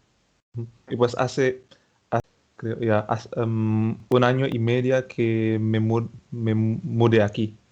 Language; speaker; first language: Spanish; non-native, fluent; Indonesian